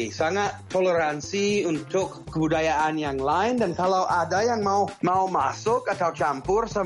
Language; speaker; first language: Indonesian; non-native, fluent; English